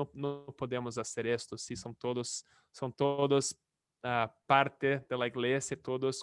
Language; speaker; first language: Spanish; non-native, fluent; Portuguese